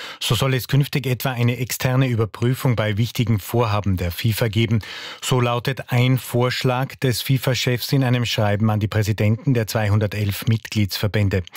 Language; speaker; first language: German; native; German